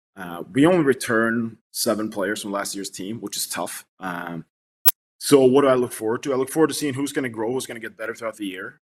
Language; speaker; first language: English; non-native, fluent; Swedish